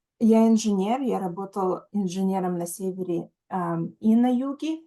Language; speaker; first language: Russian; early bilingual, heritage; Russian